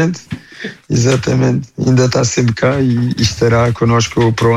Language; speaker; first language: Portuguese; early bilingual, heritage; French